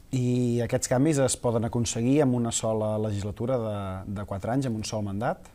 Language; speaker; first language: Catalan; native; Catalan